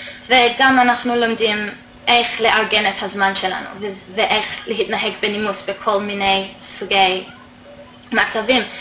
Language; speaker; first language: Hebrew; non-native, fluent; English